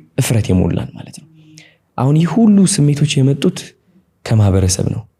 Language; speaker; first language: Amharic; non-native, local second language; Tigrinya